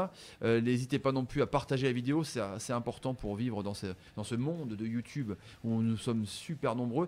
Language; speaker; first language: French; native; French